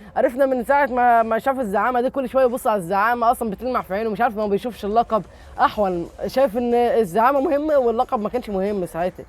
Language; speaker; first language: Arabic; native; Arabic